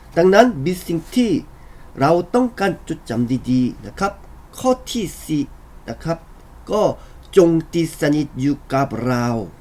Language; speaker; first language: Thai; non-native, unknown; Korean